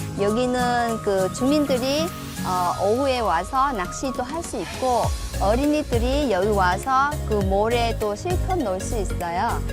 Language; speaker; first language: Korean; non-native, fluent; Vietnamese